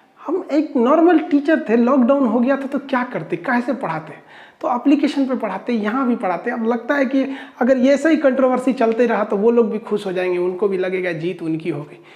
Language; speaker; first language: Hindi; native; Hindi